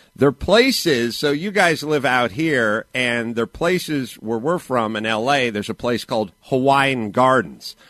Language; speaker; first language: English; native; English